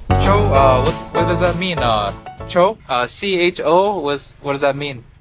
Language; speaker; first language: English; non-native, learner; Korean